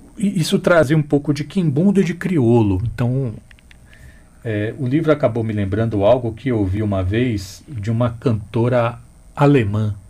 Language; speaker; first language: Portuguese; native; Portuguese